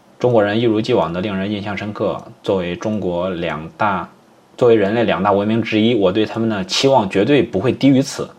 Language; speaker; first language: Chinese; native; Chinese